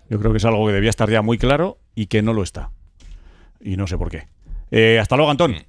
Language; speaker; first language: Spanish; native; Spanish